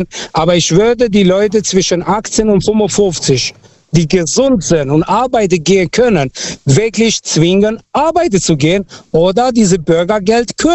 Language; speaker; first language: German; non-native, fluent; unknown